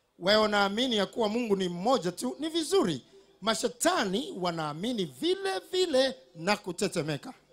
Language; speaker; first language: Swahili; native; Swahili